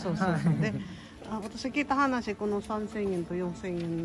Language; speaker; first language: Japanese; non-native, learner; Vietnamese